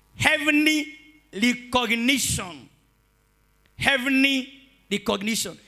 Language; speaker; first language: English; non-native, local second language; Swahili